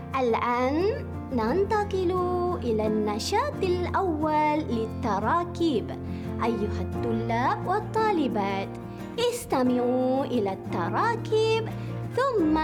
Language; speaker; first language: Arabic; non-native, fluent; Malay